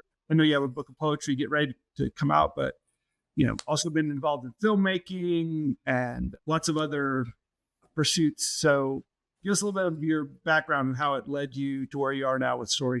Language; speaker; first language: English; native; English